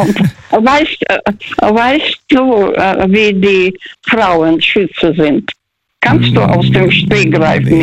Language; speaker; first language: German; non-native, fluent; Russian